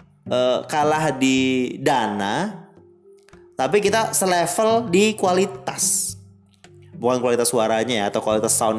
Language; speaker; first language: Indonesian; native; Indonesian